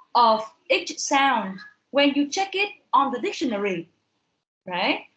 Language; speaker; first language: English; non-native, fluent; Vietnamese